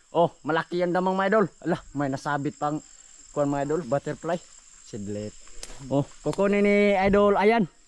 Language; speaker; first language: Filipino; native; Filipino